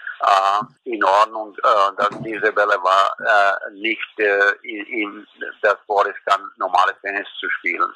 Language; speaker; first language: German; non-native, learner; Croatian